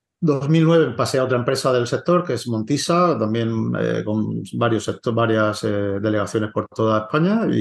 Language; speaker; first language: Spanish; native; Spanish